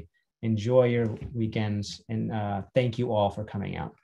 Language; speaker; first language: English; native; English